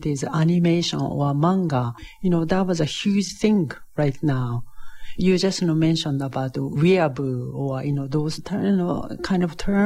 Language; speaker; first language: English; non-native, fluent; Japanese